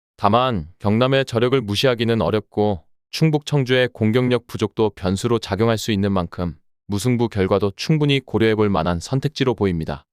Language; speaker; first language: Korean; native; Korean